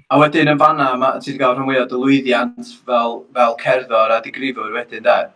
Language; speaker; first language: Welsh; native; Welsh